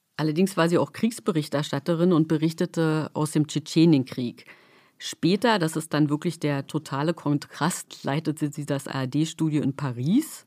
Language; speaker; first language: German; native; German